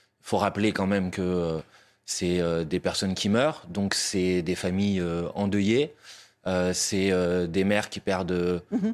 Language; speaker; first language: French; native; French